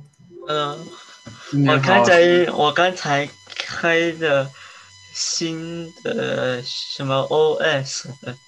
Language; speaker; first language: Chinese; early bilingual, heritage; Chinese